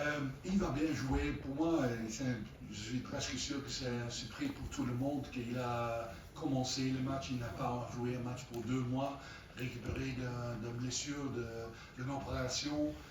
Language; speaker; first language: French; non-native, fluent; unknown